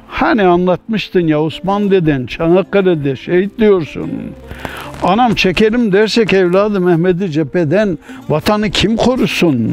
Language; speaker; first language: Turkish; native; Turkish